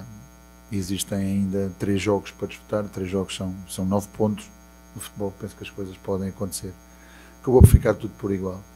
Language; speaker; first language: Portuguese; native; Portuguese